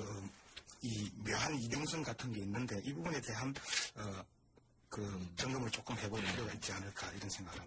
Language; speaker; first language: Korean; native; Korean